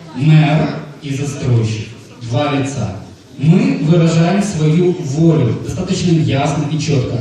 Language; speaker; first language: Russian; native; Russian